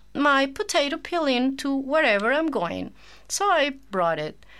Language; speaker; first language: English; non-native, fluent; Spanish